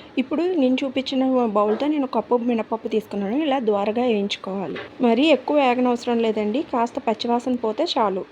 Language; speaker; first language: Telugu; native; Telugu